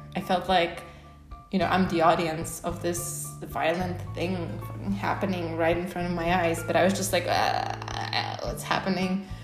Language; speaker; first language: English; non-native, fluent; Polish